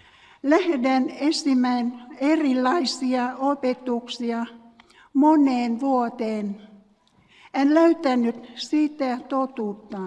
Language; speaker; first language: Finnish; non-native, learner; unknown